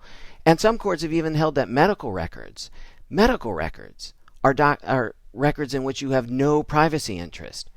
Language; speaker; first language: English; native; English